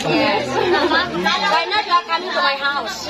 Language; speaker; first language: English; non-native, learner; Sasak